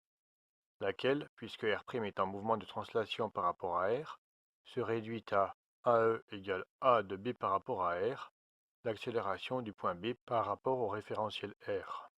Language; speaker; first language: French; native; French